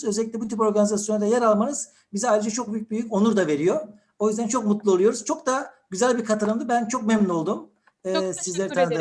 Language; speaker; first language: Turkish; native; Turkish